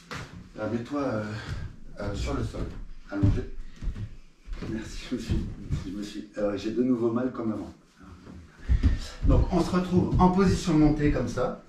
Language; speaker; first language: French; native; French